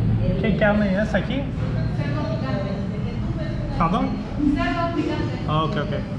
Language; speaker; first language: Spanish; non-native, learner; English